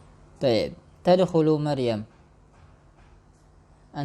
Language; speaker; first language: Arabic; non-native, fluent; Indonesian